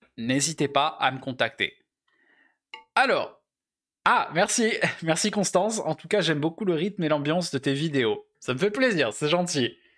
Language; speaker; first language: French; native; French